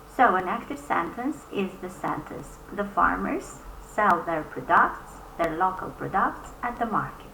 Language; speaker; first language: English; non-native, fluent; Albanian